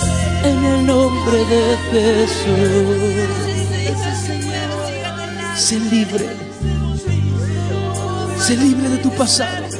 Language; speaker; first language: Spanish; native; Spanish